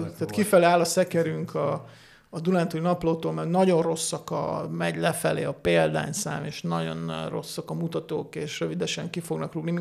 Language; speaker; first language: Hungarian; native; Hungarian